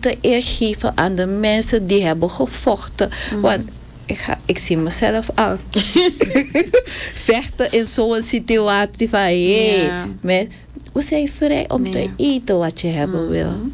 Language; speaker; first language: Dutch; non-native, local second language; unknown